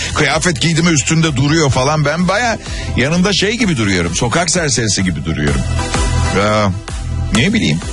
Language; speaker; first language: Turkish; native; Turkish